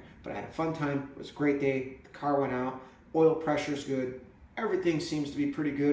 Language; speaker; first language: English; native; English